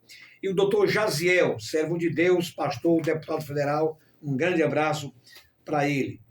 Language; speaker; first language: Portuguese; native; Portuguese